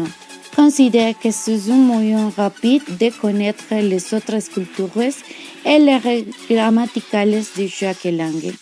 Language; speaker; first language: French; non-native, learner; Spanish